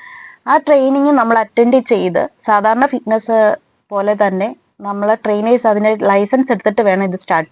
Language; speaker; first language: Malayalam; native; Malayalam